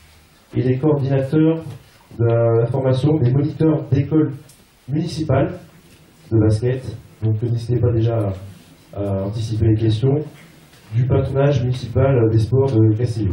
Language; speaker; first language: French; native; French